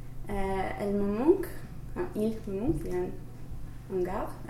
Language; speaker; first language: French; non-native, learner; English